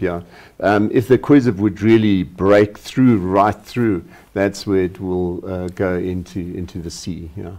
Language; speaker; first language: English; non-native, local second language; German